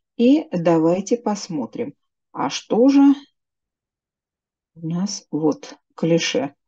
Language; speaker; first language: Russian; native; Russian